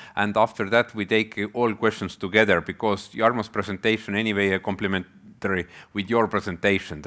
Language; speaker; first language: English; non-native, fluent; Estonian